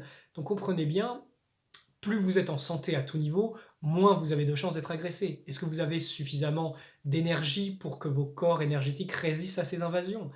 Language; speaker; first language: French; native; French